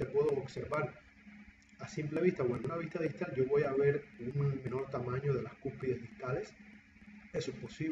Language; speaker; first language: Spanish; native; Spanish